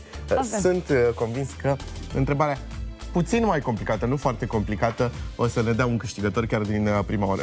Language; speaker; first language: Romanian; native; Romanian